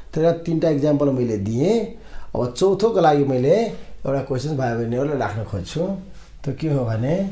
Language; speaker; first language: Nepali; non-native, local second language; Maithili